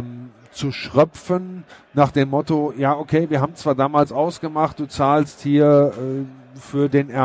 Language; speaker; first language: German; native; German